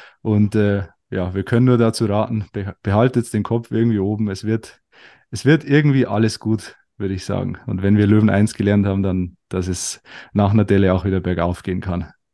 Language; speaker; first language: German; native; German